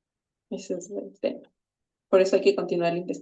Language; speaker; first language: Spanish; native; Spanish